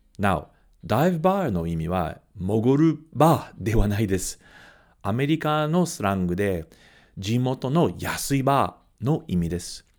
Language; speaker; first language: Japanese; early bilingual, heritage; Japanese